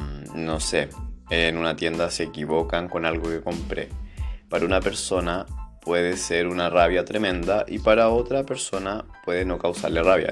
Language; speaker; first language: Spanish; native; Spanish